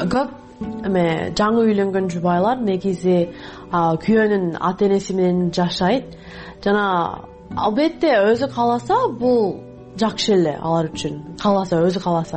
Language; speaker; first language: Kyrgyz; non-native, fluent; English